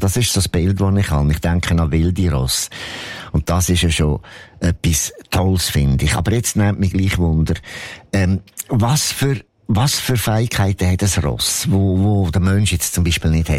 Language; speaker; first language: German; native; German